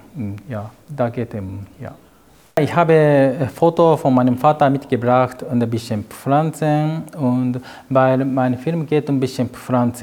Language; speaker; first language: German; non-native, learner; Japanese